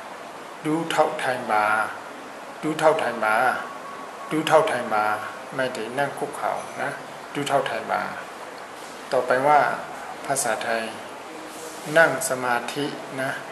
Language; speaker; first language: Thai; non-native, fluent; Burmese